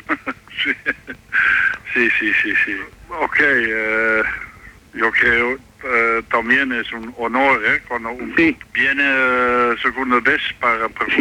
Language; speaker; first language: Spanish; non-native, learner; Dutch